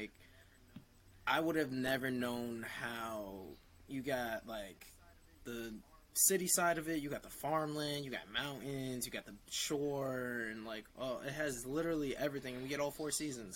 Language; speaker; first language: English; native; English